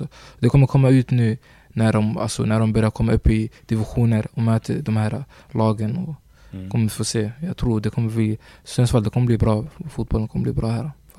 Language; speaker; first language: Swedish; early bilingual, other home language; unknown